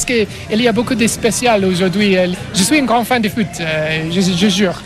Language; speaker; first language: French; non-native, learner; English